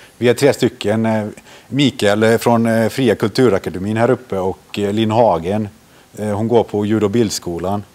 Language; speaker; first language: Swedish; early bilingual, other home language; Finnish